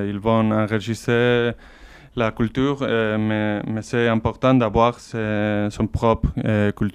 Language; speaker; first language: French; non-native, fluent; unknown